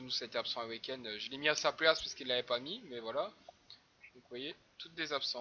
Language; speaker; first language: French; native; French